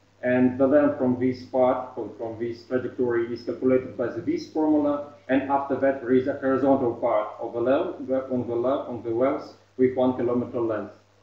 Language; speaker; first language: English; non-native, fluent; Russian